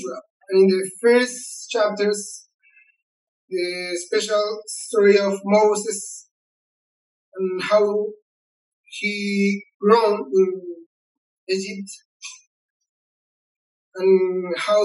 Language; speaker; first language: English; non-native, learner; Spanish